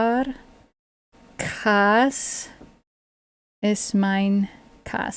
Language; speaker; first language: Dutch; non-native, learner; English